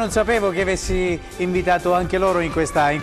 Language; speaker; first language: Italian; native; Italian